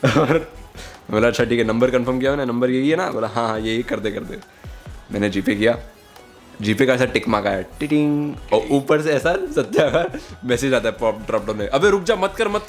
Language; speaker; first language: Hindi; native; Hindi